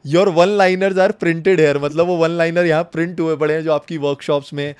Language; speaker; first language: Hindi; native; Hindi